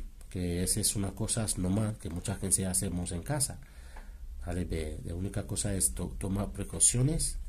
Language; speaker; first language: Spanish; non-native, learner; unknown